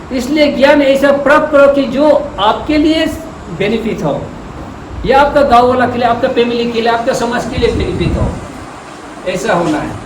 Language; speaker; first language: Hindi; non-native, local second language; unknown